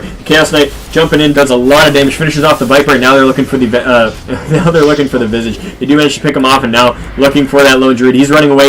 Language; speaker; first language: English; native; English